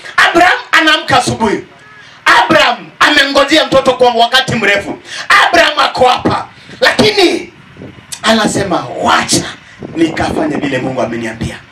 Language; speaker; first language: Swahili; non-native, local second language; Kikuyu